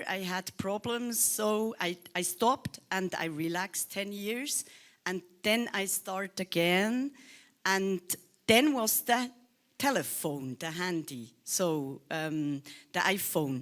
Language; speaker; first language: English; non-native, learner; Swiss German